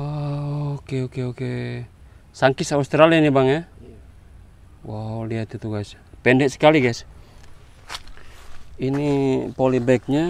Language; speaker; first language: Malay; non-native, local second language; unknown